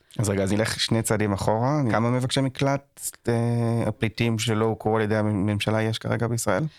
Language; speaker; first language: Hebrew; native; Hebrew